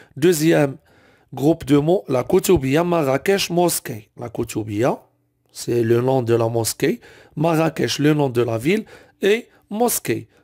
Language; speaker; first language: French; non-native, local second language; Arabic